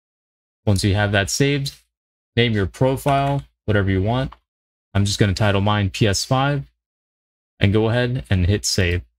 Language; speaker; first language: English; native; English